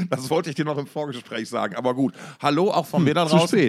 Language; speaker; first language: German; native; German